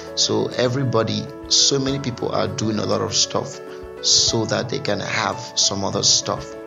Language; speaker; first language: English; non-native, local second language; Igbo